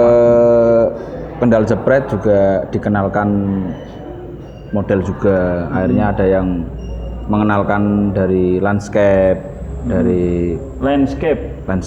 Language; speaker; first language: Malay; non-native, local second language; Javanese